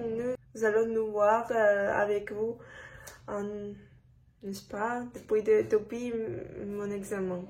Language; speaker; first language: French; non-native, learner; Russian